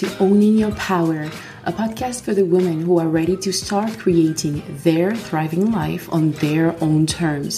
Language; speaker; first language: English; non-native, fluent; French